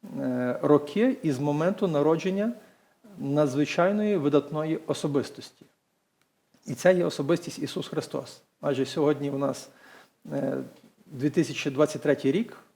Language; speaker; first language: Ukrainian; native; Ukrainian